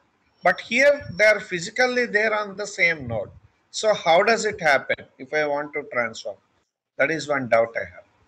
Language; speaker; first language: English; non-native, local second language; Telugu